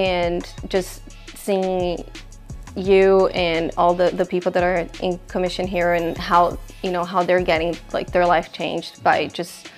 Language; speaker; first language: English; non-native, fluent; Portuguese